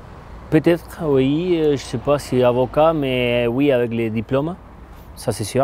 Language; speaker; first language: French; non-native, fluent; Spanish